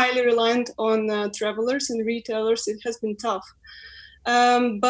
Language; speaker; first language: English; non-native, fluent; Ukrainian